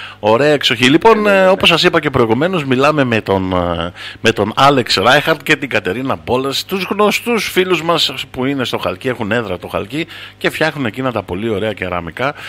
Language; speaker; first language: Greek; native; Greek